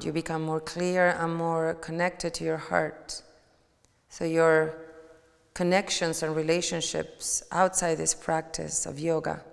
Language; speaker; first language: English; non-native, fluent; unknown